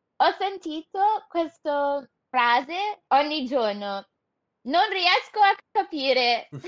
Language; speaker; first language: Italian; non-native, learner; English